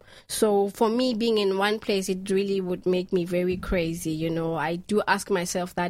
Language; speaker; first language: English; non-native, local second language; Southern Sotho